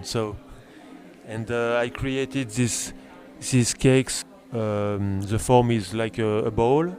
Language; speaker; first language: English; non-native, learner; French